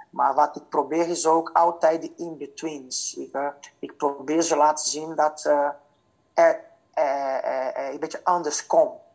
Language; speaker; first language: Dutch; non-native, fluent; Portuguese